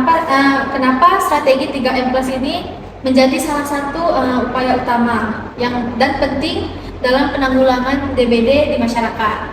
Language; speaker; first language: Indonesian; native; Indonesian